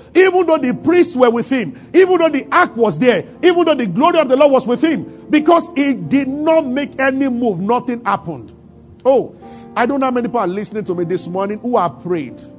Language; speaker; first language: English; non-native, local second language; Yoruba